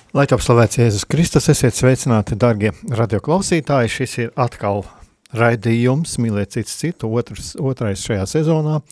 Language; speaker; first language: Latvian; native; Latvian